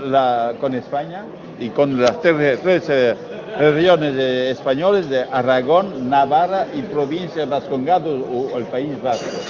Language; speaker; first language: Spanish; non-native, learner; French